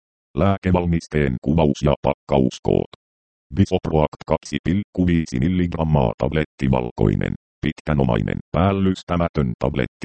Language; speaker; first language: Finnish; native; Finnish